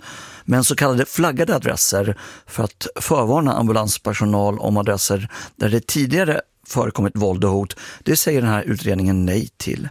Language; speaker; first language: Swedish; native; Swedish